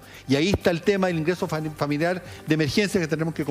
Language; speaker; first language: Spanish; native; Spanish